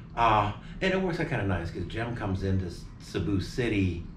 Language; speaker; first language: English; native; English